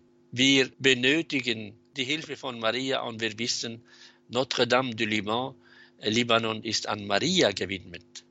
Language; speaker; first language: German; non-native, fluent; Arabic